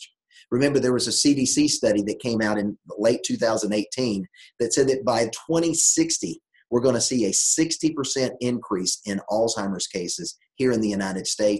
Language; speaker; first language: English; native; English